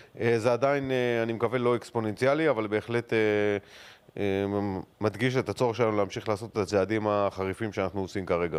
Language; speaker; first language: Hebrew; native; Hebrew